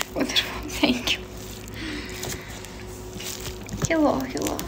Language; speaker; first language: English; non-native, learner; Ukrainian